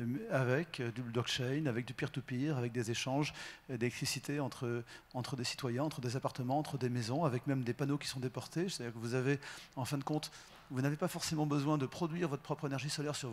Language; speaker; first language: French; native; French